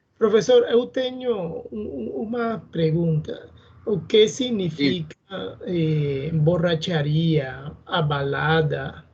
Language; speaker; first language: Portuguese; non-native, learner; Spanish